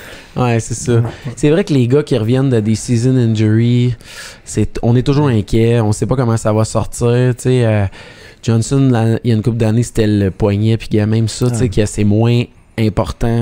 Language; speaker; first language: French; native; French